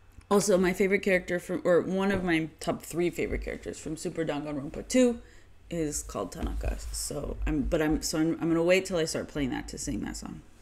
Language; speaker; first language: English; native; English